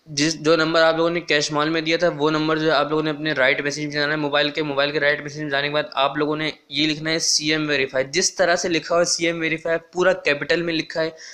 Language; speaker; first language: Urdu; non-native, local second language; Punjabi